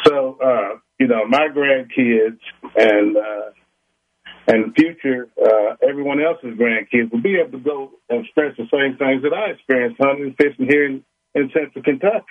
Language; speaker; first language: English; native; English